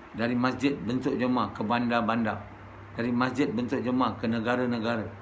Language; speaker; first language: Malay; native; Malay